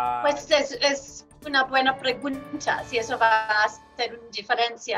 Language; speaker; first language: Spanish; non-native, fluent; English